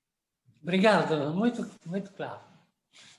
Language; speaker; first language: Portuguese; non-native, fluent; French